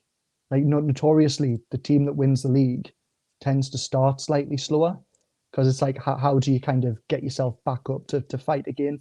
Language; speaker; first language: English; native; English